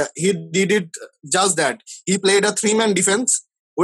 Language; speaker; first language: English; non-native, local second language; Bangla